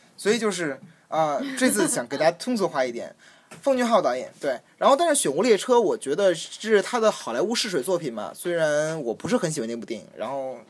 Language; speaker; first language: Chinese; native; Chinese